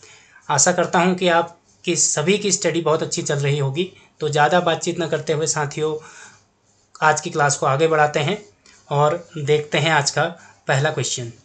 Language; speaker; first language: Hindi; native; Hindi